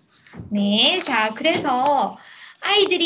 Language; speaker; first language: Korean; native; Korean